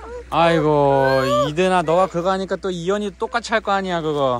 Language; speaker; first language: Korean; native; Korean